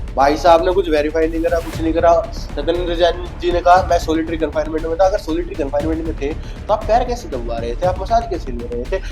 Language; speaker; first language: Hindi; native; Hindi